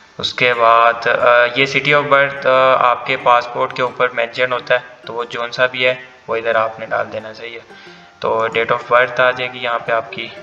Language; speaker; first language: Urdu; non-native, local second language; Punjabi